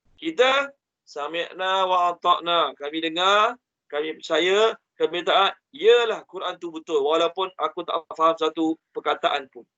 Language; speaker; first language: Malay; native; Malay